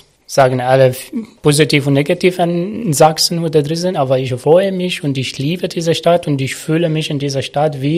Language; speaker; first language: German; non-native, learner; Arabic